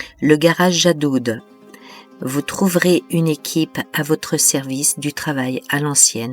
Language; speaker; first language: French; native; French